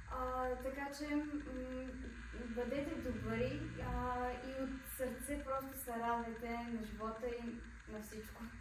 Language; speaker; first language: Bulgarian; native; Bulgarian